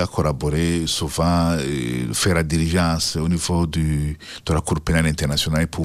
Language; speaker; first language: French; non-native, local second language; Rundi